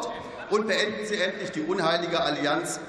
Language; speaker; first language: German; native; German